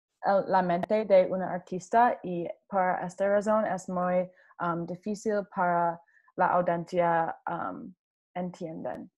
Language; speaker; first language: Spanish; non-native, learner; English